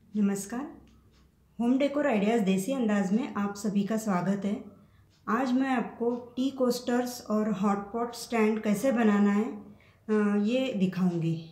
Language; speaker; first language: Hindi; non-native, local second language; Marathi